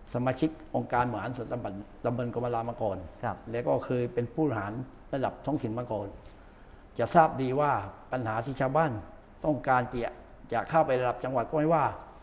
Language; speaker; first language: Thai; native; Thai